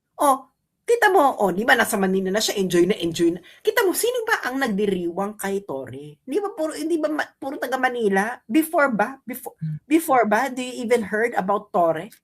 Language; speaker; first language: Filipino; native; Filipino